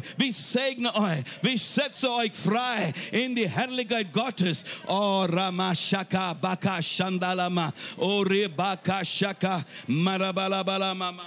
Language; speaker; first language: German; non-native, learner; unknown